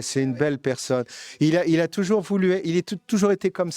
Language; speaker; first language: French; native; French